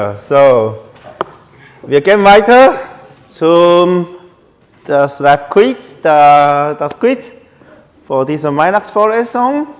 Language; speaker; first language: German; non-native, learner; Chinese